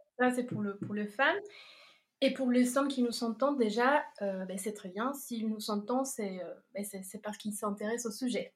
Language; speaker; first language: French; non-native, fluent; Spanish